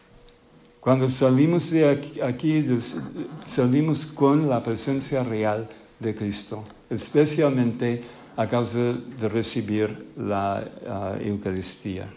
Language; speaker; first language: Spanish; non-native, fluent; English